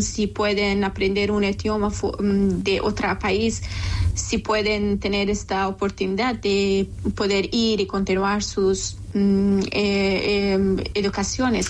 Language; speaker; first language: Spanish; non-native, local second language; Persian